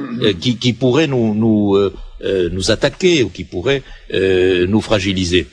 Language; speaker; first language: French; native; French